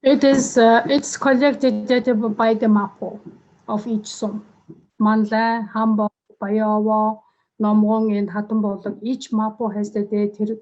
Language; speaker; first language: English; non-native, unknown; Mongolian